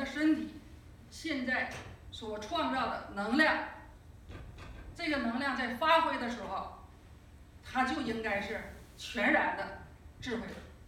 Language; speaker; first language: Chinese; native; Chinese